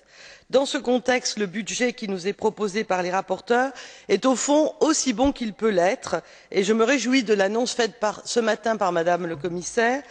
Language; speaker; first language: French; native; French